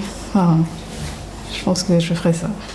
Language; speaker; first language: French; native; French